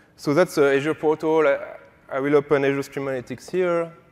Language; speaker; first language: English; non-native, fluent; French